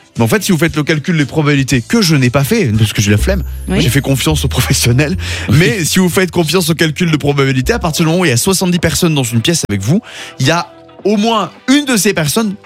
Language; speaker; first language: French; native; French